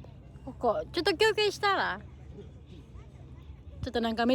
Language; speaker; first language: Japanese; non-native, fluent; Filipino